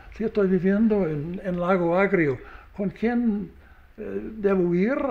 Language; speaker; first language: Spanish; non-native, learner; English